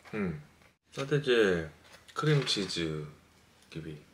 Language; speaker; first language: Turkish; non-native, learner; Korean